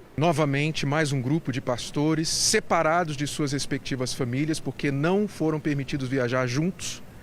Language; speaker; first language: Portuguese; native; Portuguese